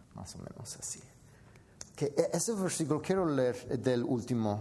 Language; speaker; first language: Spanish; non-native, fluent; English